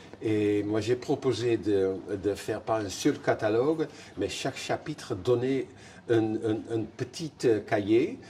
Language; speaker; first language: French; non-native, fluent; Dutch